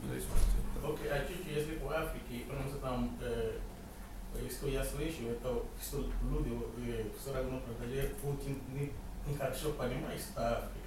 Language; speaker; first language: Russian; non-native, fluent; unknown